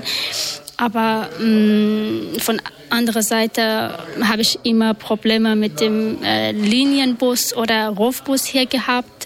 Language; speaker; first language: German; non-native, learner; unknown